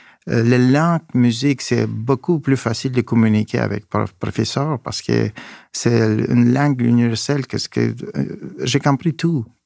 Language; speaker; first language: French; non-native, fluent; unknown